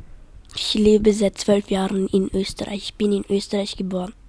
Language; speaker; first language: German; early bilingual, other home language; Serbian